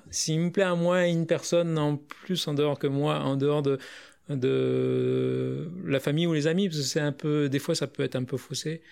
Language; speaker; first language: French; native; French